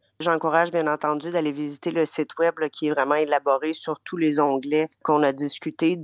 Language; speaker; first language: French; native; French